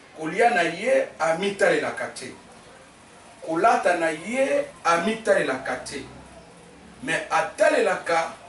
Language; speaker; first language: Lingala; native; Lingala